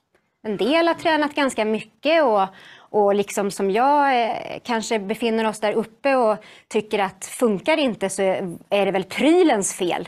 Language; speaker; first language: Swedish; native; Swedish